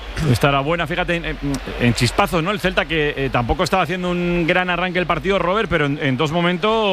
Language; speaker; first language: Spanish; native; Spanish